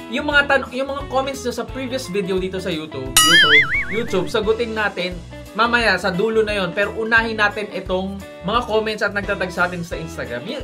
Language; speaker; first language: Filipino; native; Filipino